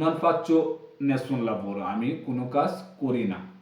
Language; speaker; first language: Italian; non-native, learner; Bangla